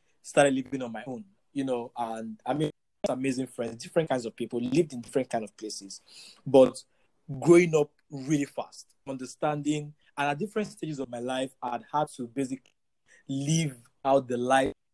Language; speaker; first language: English; non-native, local second language; Yoruba